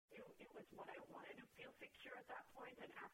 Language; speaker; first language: English; non-native, local second language; Filipino